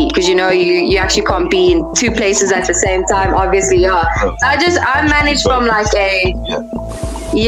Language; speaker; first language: English; native; English